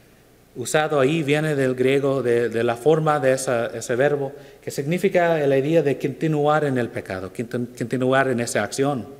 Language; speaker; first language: Spanish; non-native, fluent; English